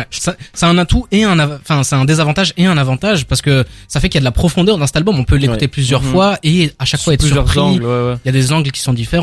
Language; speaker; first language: French; native; French